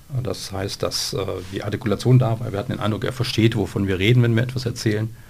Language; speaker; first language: German; native; German